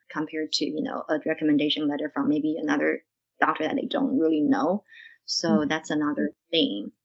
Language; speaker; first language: English; non-native, fluent; Chinese